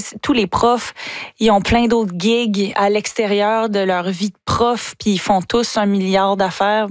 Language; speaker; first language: French; native; French